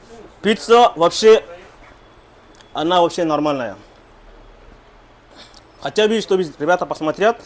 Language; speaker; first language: Russian; non-native, learner; Kyrgyz